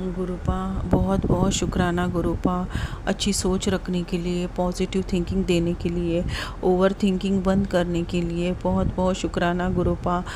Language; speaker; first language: Hindi; non-native, local second language; Marathi